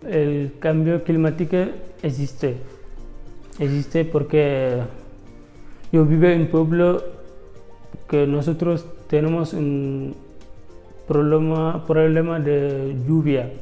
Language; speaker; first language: Spanish; non-native, learner; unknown